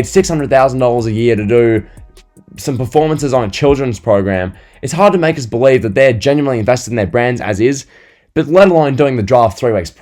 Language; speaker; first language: English; native; English